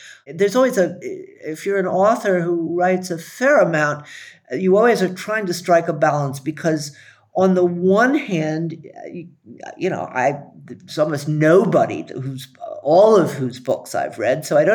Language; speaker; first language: English; native; English